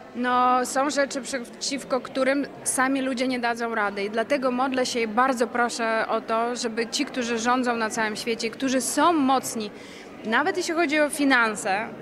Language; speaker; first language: Polish; non-native, fluent; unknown